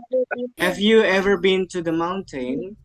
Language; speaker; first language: English; non-native, fluent; Indonesian